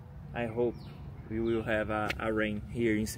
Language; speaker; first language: English; non-native, learner; Portuguese